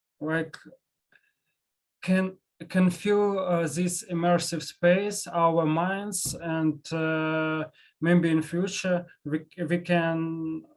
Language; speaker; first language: English; non-native, learner; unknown